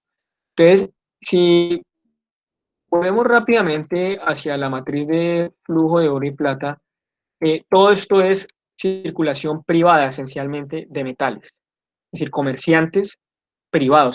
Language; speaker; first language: Spanish; native; Spanish